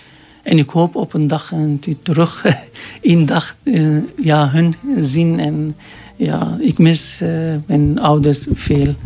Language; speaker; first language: Dutch; non-native, learner; Arabic